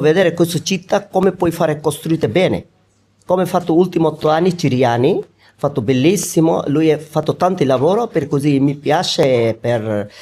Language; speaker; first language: Italian; non-native, learner; Bangla